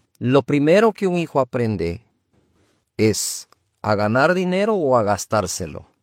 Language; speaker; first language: Spanish; native; Spanish